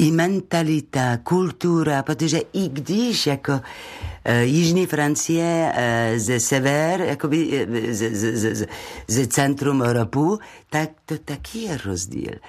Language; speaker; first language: Czech; non-native, learner; French